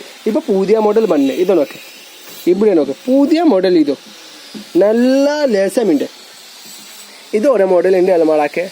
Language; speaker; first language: Malayalam; non-native, learner; Hindi